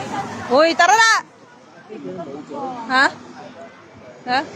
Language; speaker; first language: Filipino; non-native, local second language; Cebuano